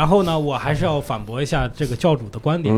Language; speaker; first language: Chinese; native; Chinese